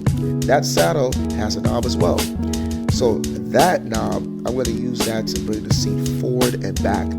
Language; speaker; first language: English; native; English